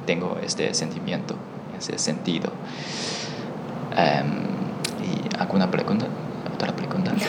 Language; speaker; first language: Spanish; non-native, learner; Chinese